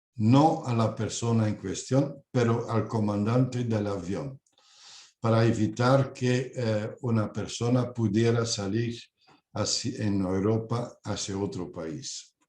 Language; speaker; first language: Spanish; non-native, fluent; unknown